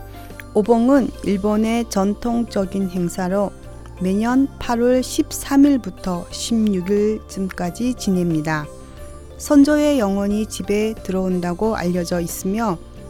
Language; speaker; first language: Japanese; non-native, fluent; Korean